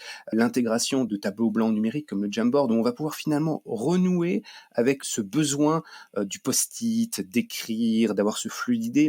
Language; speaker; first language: French; native; French